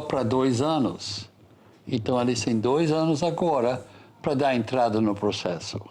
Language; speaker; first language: Portuguese; non-native, fluent; English